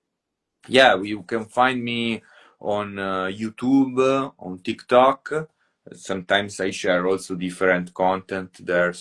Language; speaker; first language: English; non-native, fluent; Italian